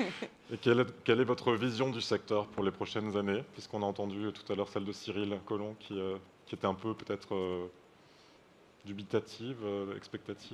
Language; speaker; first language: French; native; French